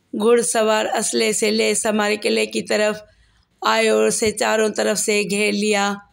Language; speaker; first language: Urdu; native; Urdu